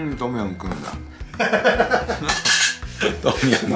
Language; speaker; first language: Thai; non-native, learner; Japanese